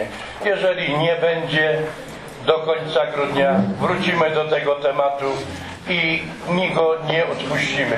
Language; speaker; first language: Polish; native; Polish